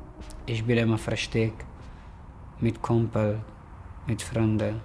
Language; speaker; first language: German; non-native, learner; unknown